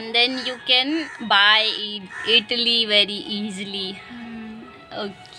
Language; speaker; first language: English; non-native, learner; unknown